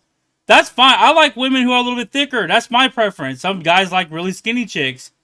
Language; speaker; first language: English; native; English